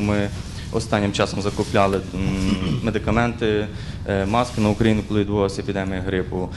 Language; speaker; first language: Ukrainian; native; Ukrainian